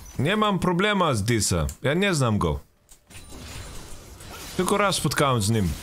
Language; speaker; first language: Polish; non-native, learner; Swedish